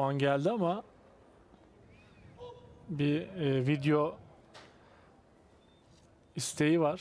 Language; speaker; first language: Turkish; native; Turkish